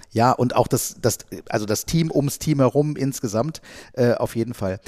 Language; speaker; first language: German; native; German